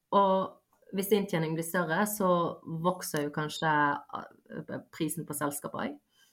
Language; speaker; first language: Norwegian; early bilingual, other home language; Bosnian